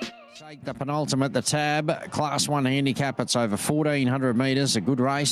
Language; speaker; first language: English; native; English